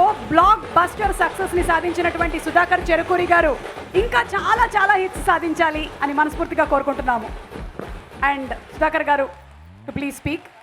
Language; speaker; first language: Telugu; native; Telugu